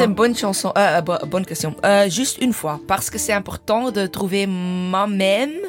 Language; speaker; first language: French; non-native, learner; English